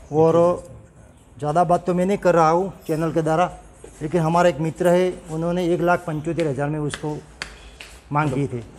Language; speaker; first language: Hindi; non-native, local second language; Gujarati